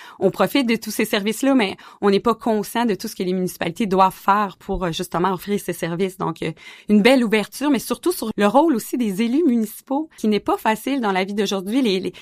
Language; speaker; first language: French; native; French